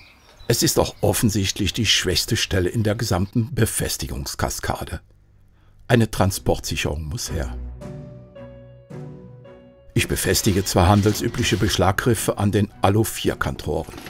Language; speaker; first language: German; native; German